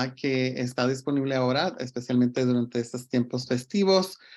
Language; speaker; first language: Spanish; early bilingual, other home language; English